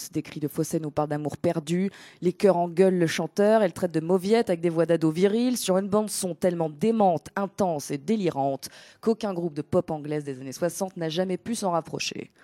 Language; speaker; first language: French; non-native, fluent; Greek